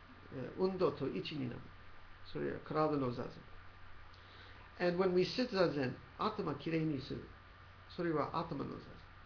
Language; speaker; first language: Japanese; non-native, learner; English